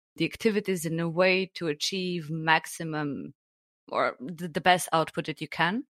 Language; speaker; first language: English; non-native, fluent; Slovenian